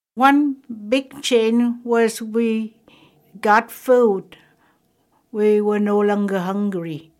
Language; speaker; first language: English; non-native, fluent; Vietnamese